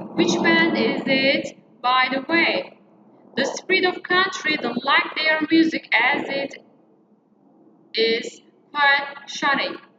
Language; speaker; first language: English; non-native, fluent; Turkish